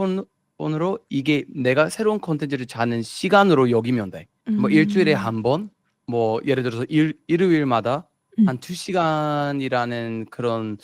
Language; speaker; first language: Korean; non-native, fluent; English